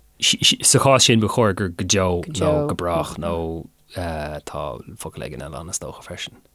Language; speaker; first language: Irish; non-native, local second language; English